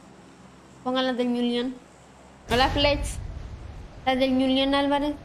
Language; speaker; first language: Spanish; native; Spanish